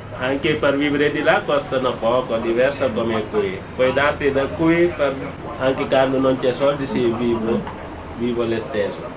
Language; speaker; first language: Italian; non-native, learner; Wolof